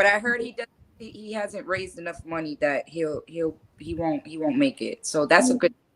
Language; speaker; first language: English; native; English